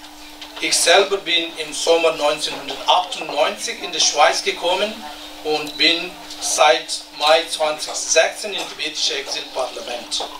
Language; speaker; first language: German; non-native, fluent; Tibetan